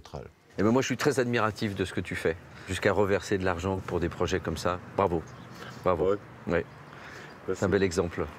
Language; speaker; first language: French; native; French